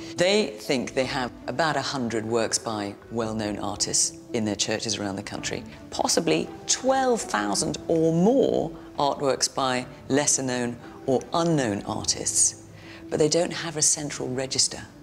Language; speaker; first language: English; native; English